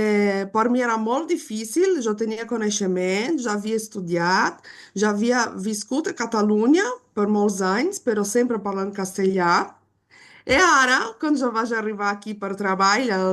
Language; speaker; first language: Catalan; non-native, fluent; Portuguese